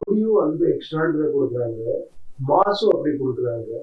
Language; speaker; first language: Tamil; non-native, learner; Kannada